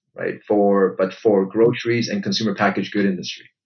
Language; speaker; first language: English; native; English